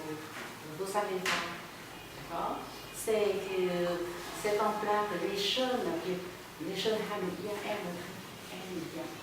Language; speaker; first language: French; non-native, fluent; Vietnamese